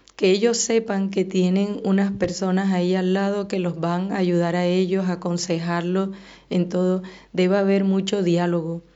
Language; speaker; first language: Spanish; native; Spanish